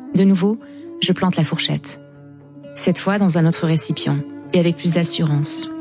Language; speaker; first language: French; non-native, local second language; Arabic